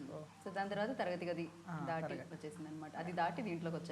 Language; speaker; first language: Telugu; native; Telugu